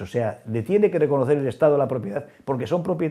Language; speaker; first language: Spanish; native; Spanish